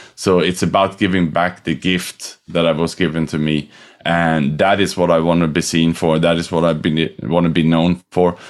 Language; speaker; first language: English; non-native, fluent; Swedish